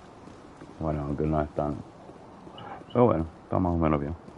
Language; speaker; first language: Spanish; non-native, fluent; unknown